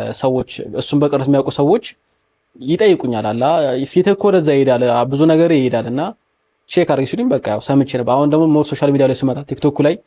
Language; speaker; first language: Amharic; native; Amharic